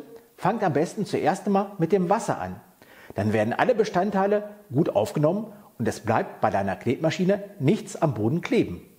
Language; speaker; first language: German; native; German